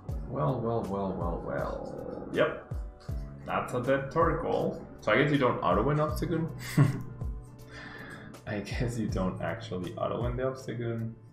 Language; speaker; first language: English; non-native, fluent; Spanish